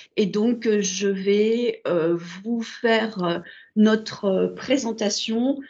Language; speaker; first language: French; native; French